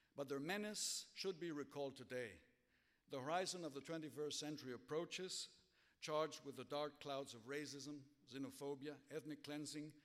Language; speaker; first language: English; early bilingual, other home language; Spanish